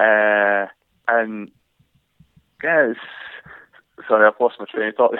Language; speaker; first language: English; native; English